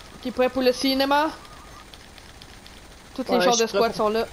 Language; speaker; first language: French; native; French